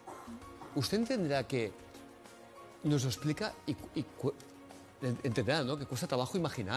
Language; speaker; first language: Spanish; native; Spanish